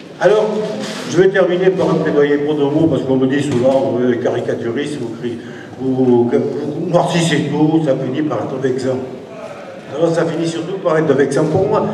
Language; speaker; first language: French; native; French